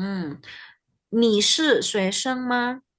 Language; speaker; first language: Chinese; non-native, fluent; Indonesian